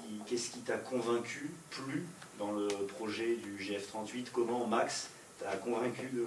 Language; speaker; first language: French; native; French